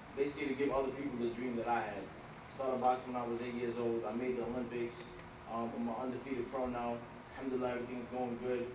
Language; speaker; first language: English; native; English